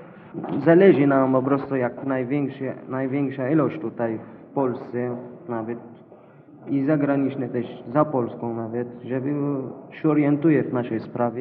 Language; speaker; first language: Polish; non-native, fluent; Arabic